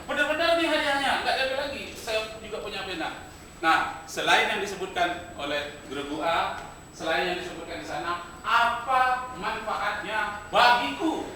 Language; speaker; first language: Indonesian; native; Indonesian